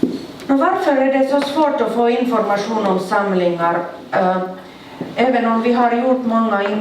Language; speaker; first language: Swedish; non-native, local second language; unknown